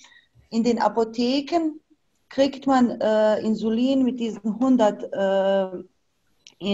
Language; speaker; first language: German; non-native, fluent; Bosnian